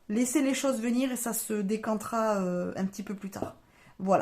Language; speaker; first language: French; native; French